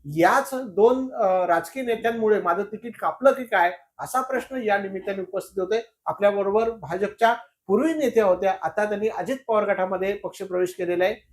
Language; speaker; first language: Marathi; native; Marathi